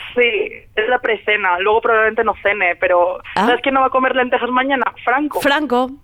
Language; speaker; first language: Spanish; native; Spanish